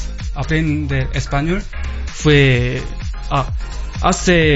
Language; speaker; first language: Spanish; non-native, learner; Korean